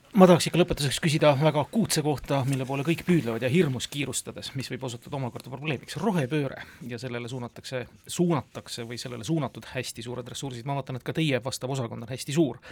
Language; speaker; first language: Estonian; native; Estonian